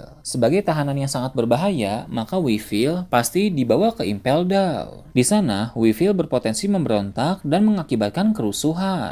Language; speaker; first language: Indonesian; native; Indonesian